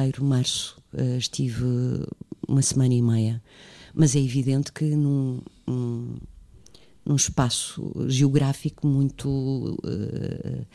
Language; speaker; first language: Portuguese; native; Portuguese